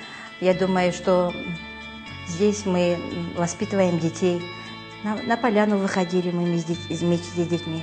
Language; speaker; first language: Russian; non-native, local second language; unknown